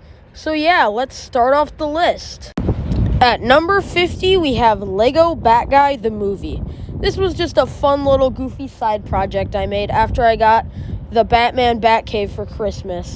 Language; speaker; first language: English; native; English